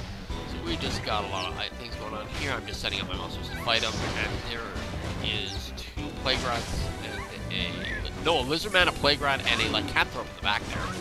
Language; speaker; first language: English; native; English